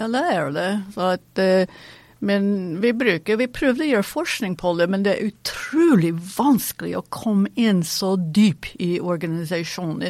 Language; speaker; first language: Norwegian; non-native, fluent; English